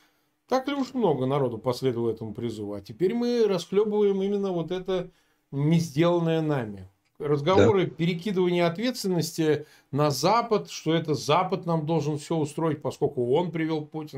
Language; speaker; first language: Russian; native; Russian